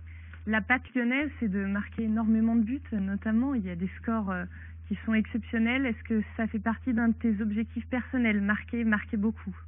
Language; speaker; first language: French; native; French